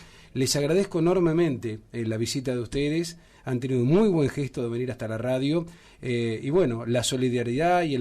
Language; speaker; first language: Spanish; native; Spanish